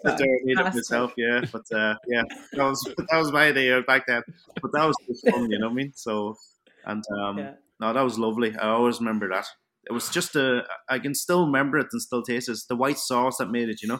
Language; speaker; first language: English; early bilingual, other home language; Cantonese